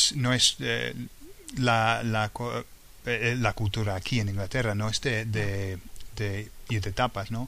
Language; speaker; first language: Spanish; non-native, fluent; English